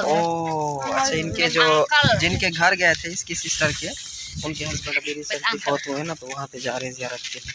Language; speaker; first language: Urdu; non-native, local second language; Saraiki